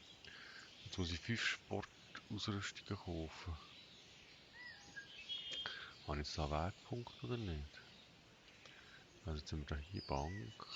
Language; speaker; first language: German; native; German